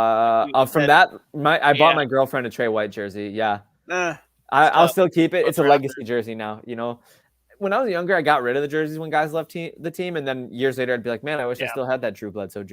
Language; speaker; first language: English; native; English